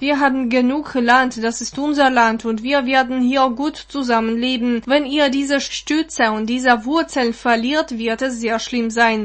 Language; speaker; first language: German; non-native, fluent; Russian